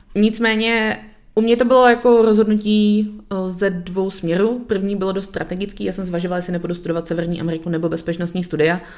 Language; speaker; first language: Czech; native; Czech